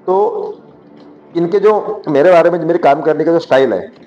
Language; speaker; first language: Hindi; non-native, local second language; Marathi